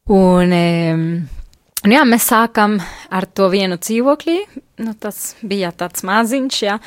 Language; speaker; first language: Latvian; non-native, fluent; Spanish